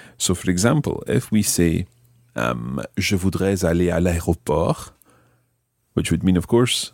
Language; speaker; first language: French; non-native, fluent; English